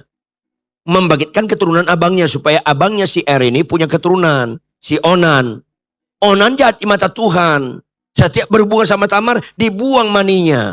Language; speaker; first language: Indonesian; native; Indonesian